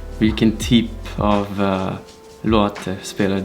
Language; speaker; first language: Swedish; non-native, learner; English